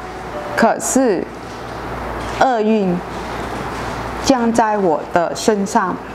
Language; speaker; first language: Chinese; non-native, fluent; Vietnamese